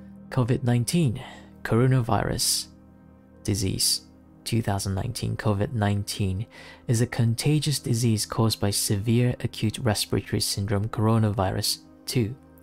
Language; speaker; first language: English; non-native, fluent; Japanese